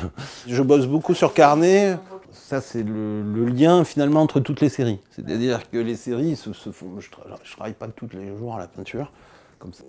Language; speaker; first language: French; native; French